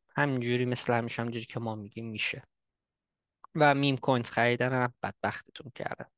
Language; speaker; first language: Persian; early bilingual, heritage; Persian